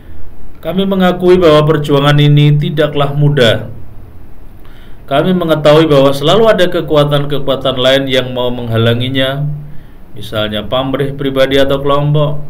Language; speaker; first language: Indonesian; native; Indonesian